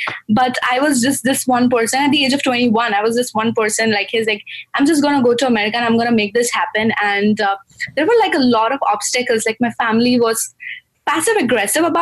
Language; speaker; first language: English; non-native, local second language; Gujarati